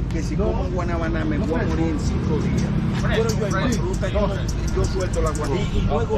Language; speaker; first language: Spanish; native; Spanish